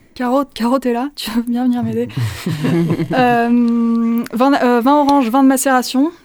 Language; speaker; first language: French; native; French